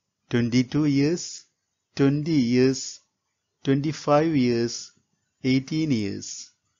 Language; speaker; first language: English; non-native, local second language; Malayalam